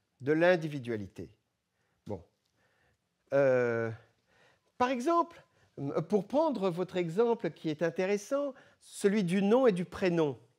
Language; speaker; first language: French; early bilingual, other home language; Arabic